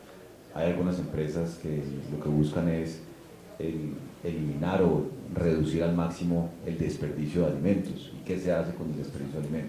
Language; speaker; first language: Spanish; native; Spanish